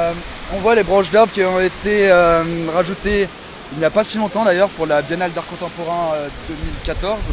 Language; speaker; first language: French; native; French